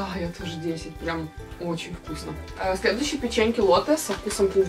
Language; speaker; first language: Russian; native; Russian